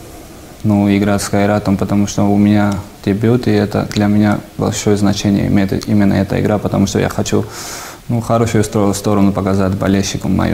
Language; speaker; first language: Russian; non-native, fluent; Georgian